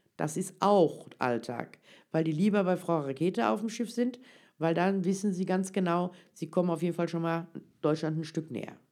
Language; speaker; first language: German; early bilingual, other home language; Turkish